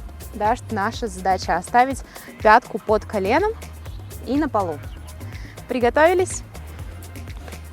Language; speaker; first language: Russian; native; Russian